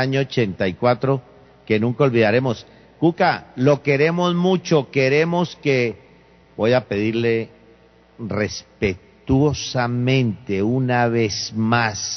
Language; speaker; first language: Spanish; native; Spanish